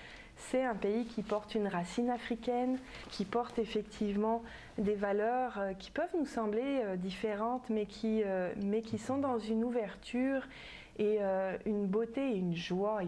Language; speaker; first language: French; native; French